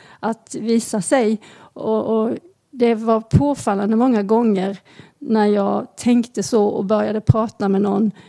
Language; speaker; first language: Swedish; native; Swedish